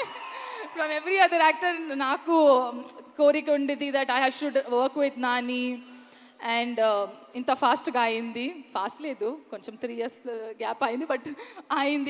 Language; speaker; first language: Telugu; non-native, learner; Kannada